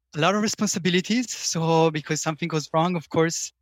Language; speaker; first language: English; non-native, fluent; Italian